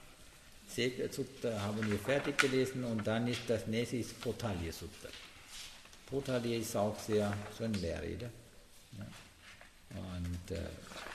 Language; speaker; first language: German; non-native, learner; Sinhala